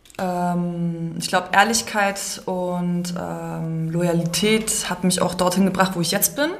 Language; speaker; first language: German; early bilingual, other home language; Serbian